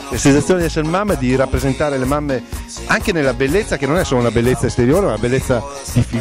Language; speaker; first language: Italian; native; Italian